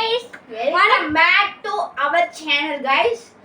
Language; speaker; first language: English; non-native, local second language; Tamil